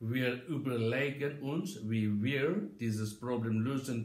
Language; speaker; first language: German; non-native, learner; Indonesian